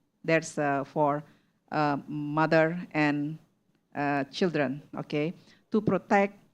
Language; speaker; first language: English; non-native, learner; Indonesian